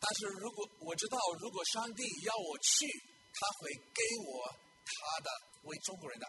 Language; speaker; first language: Chinese; non-native, fluent; English